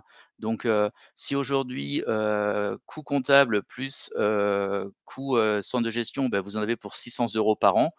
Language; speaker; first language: French; native; French